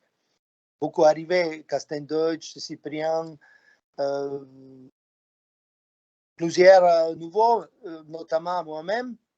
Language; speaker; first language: French; non-native, fluent; Slovak